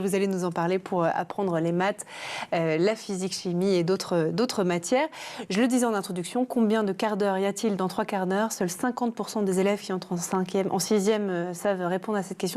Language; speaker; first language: French; native; French